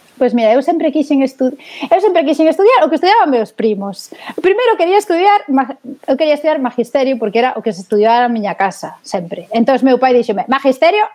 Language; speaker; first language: Galician; native; Galician